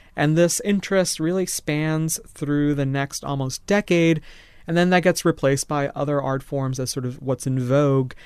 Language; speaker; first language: English; native; English